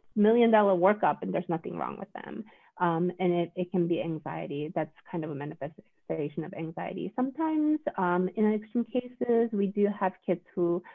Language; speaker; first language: English; non-native, fluent; Korean